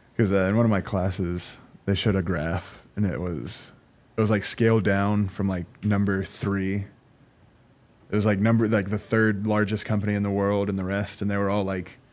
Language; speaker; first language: English; native; English